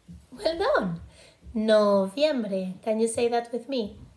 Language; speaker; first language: English; non-native, fluent; Spanish